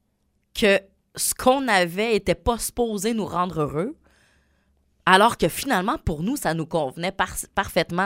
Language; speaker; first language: French; native; French